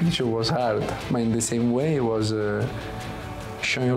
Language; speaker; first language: English; non-native, learner; Italian